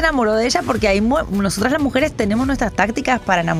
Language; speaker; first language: Spanish; native; Spanish